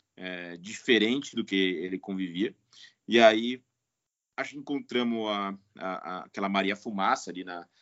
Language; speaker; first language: Portuguese; native; Portuguese